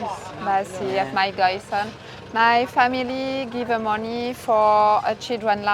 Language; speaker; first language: English; non-native, learner; French